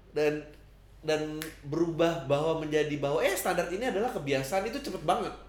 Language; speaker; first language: Indonesian; native; Indonesian